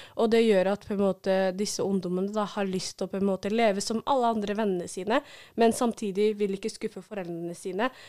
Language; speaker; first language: Norwegian; early bilingual, other home language; Somali